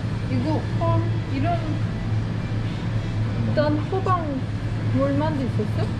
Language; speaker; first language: Korean; non-native, learner; Turkish